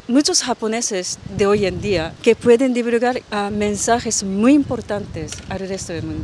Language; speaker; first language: Spanish; non-native, fluent; Japanese